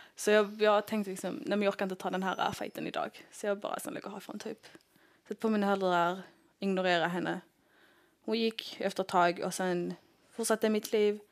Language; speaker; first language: Swedish; early bilingual, other home language; Somali